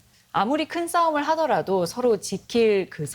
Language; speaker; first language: Korean; native; Korean